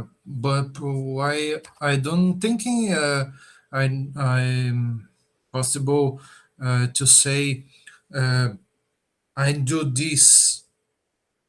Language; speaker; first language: English; non-native, learner; Portuguese